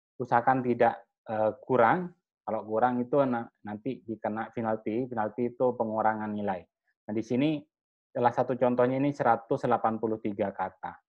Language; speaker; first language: Indonesian; non-native, local second language; Madurese